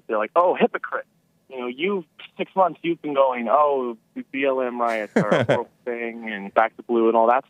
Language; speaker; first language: English; native; English